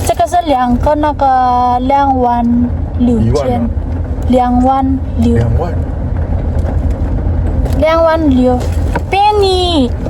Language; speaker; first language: Chinese; non-native, learner; Indonesian